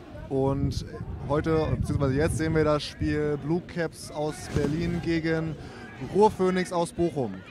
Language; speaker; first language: German; native; German